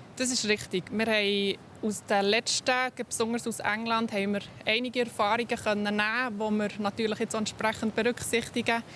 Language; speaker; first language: German; native; German